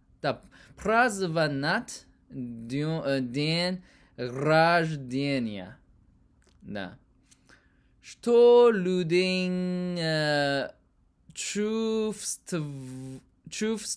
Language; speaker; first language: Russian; non-native, learner; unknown